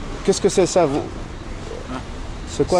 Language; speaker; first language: French; non-native, learner; Spanish